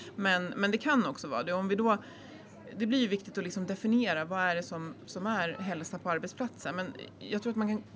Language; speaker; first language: Swedish; native; Swedish